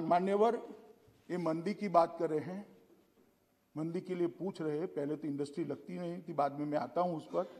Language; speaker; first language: Hindi; non-native, local second language; Gujarati